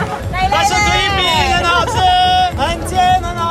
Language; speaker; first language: Chinese; non-native, fluent; French